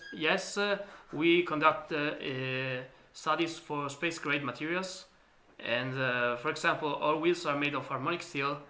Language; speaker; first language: English; non-native, learner; Italian